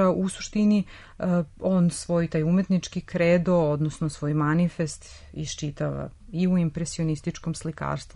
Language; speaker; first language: Serbian; native; Serbian